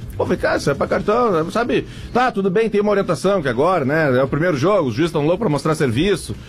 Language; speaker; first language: Portuguese; native; Portuguese